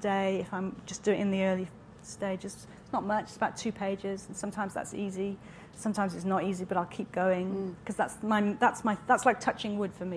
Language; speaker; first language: English; native; English